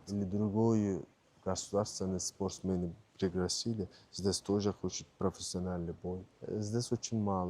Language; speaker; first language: Russian; non-native, learner; Turkish